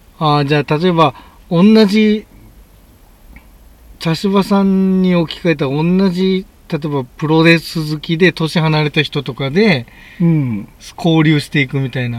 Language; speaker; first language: Japanese; native; Japanese